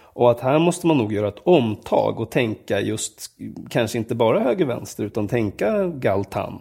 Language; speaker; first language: Swedish; native; Swedish